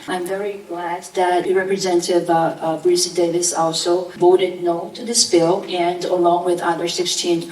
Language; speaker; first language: English; non-native, fluent; Chinese